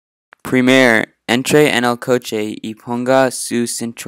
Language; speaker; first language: Spanish; non-native, learner; English